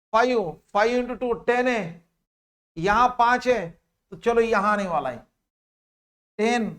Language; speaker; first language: Hindi; non-native, local second language; Marathi